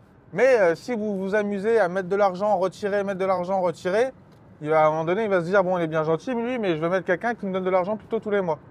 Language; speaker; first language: French; native; French